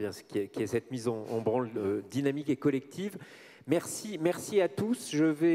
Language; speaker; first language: French; native; French